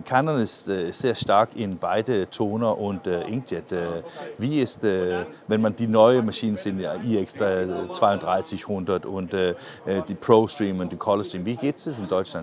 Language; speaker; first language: German; non-native, learner; Danish